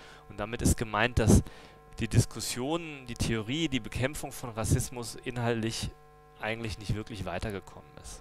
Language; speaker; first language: German; native; German